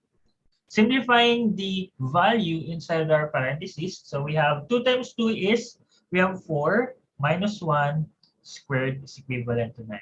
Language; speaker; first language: English; non-native, local second language; Filipino